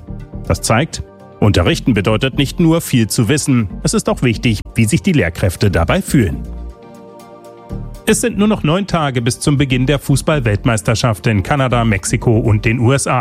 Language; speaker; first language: German; native; German